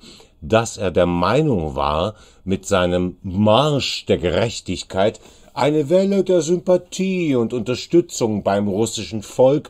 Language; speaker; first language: German; native; German